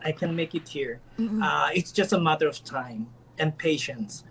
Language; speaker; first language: English; non-native, local second language; Filipino